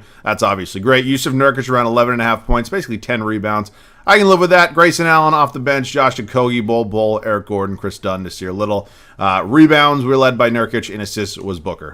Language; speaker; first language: English; native; English